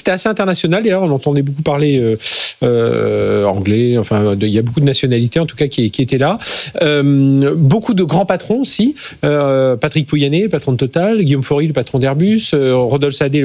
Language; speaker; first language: French; native; French